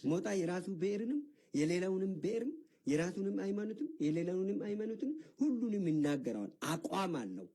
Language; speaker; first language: Amharic; non-native, local second language; Oromo